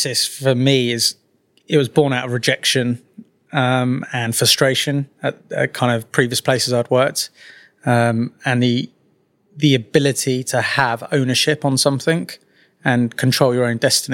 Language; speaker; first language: English; native; English